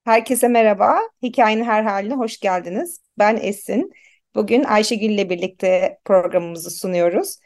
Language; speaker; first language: Turkish; native; Turkish